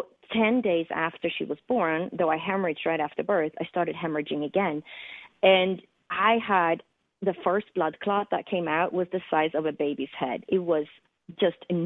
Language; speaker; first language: English; non-native, fluent; Swedish